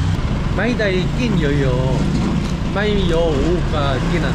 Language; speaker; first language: Thai; non-native, learner; Korean